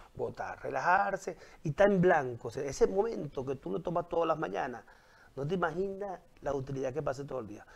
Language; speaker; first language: Spanish; native; Spanish